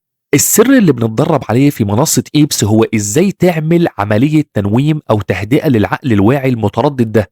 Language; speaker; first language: Arabic; native; Arabic